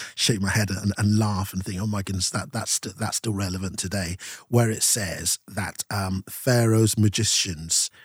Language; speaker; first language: English; non-native, local second language; Yoruba